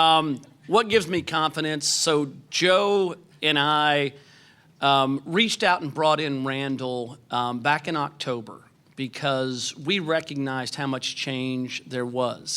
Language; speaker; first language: English; native; English